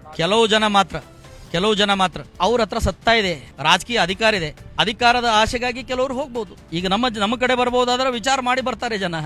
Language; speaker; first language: Kannada; non-native, local second language; Marathi